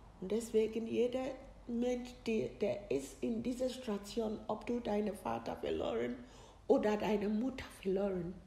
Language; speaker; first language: German; non-native, learner; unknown